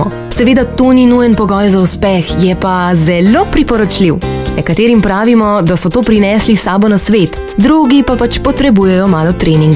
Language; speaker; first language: Slovenian; native; Slovenian